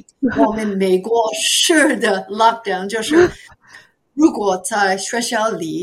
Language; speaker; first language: Chinese; non-native, fluent; English